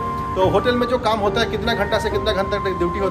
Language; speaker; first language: Hindi; non-native, local second language; Bangla